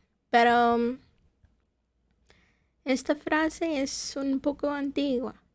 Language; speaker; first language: Spanish; non-native, fluent; English